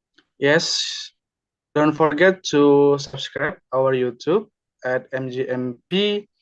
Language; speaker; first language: English; non-native, learner; Indonesian